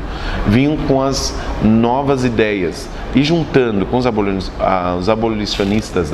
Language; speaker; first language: Portuguese; native; Portuguese